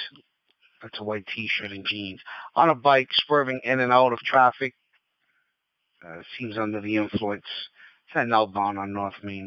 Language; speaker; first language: English; native; English